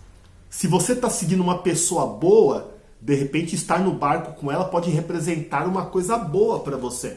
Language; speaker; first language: Portuguese; native; Portuguese